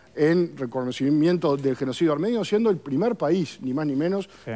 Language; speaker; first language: Spanish; native; Spanish